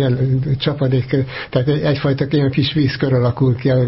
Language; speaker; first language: Hungarian; native; Hungarian